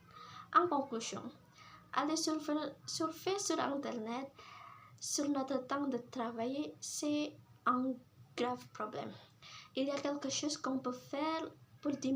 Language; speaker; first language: French; non-native, learner; Indonesian